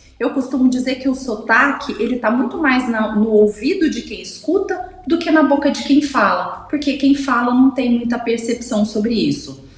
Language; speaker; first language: Portuguese; native; Portuguese